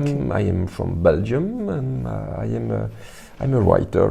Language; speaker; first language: English; non-native, learner; French